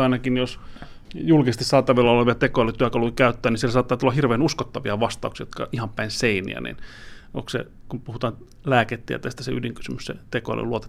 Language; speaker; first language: Finnish; native; Finnish